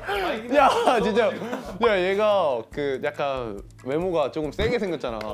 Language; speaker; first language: Korean; native; Korean